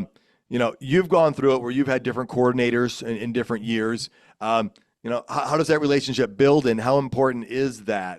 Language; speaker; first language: English; native; English